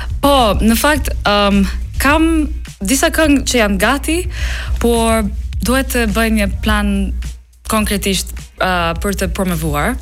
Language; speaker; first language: Albanian; non-native, learner; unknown